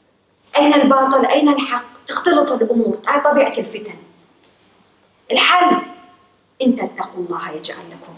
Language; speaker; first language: Arabic; native; Arabic